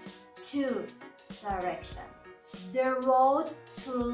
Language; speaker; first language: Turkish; non-native, learner; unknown